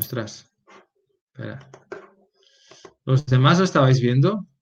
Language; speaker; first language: Spanish; native; Spanish